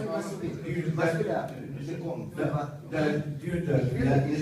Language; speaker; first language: German; non-native, fluent; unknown